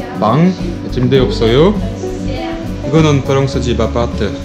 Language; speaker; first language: Korean; non-native, learner; French